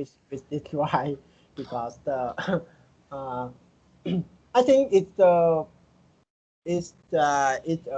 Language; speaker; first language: English; non-native, learner; Vietnamese